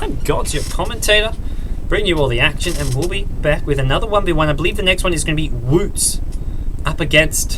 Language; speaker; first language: English; native; English